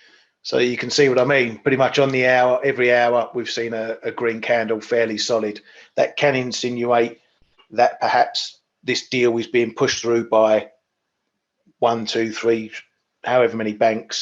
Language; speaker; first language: English; native; English